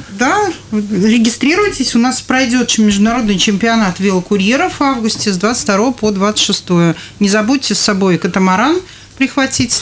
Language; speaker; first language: Russian; native; Russian